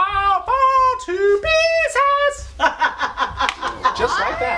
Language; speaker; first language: English; native; English